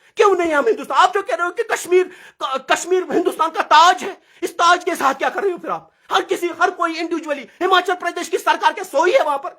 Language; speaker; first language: Urdu; non-native, local second language; Kashmiri